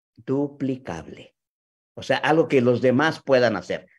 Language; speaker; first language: Spanish; native; Spanish